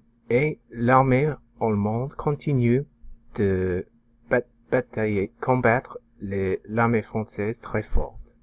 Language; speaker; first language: French; non-native, learner; English